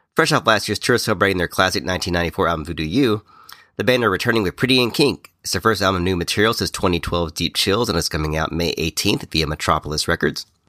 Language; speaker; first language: English; native; English